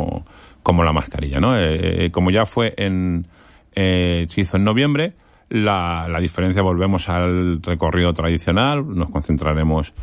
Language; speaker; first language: Spanish; native; Spanish